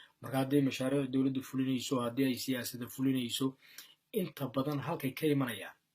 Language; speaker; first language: Somali; native; Somali